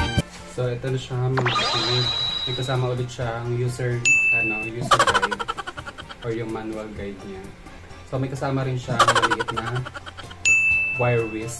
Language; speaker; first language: Filipino; native; Filipino